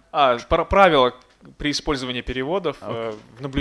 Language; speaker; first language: Russian; native; Russian